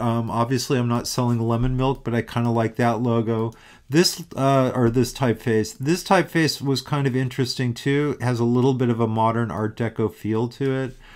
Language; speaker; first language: English; native; English